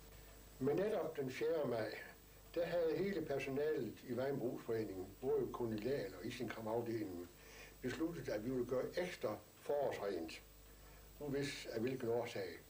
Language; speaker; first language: Danish; native; Danish